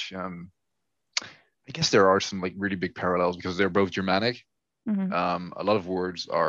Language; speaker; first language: English; non-native, fluent; Dutch